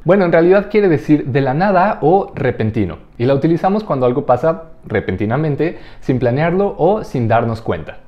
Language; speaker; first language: Spanish; native; Spanish